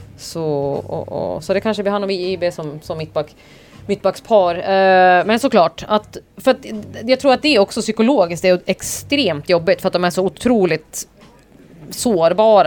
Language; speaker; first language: Swedish; native; Swedish